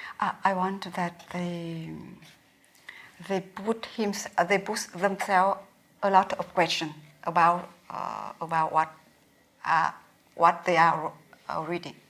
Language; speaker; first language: English; non-native, learner; Vietnamese